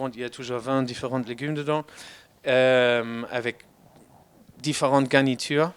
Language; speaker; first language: French; non-native, fluent; German